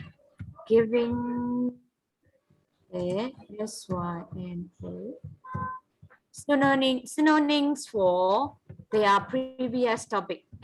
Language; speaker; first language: English; non-native, learner; Burmese